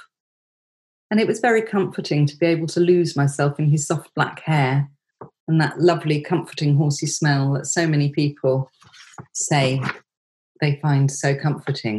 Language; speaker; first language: English; native; English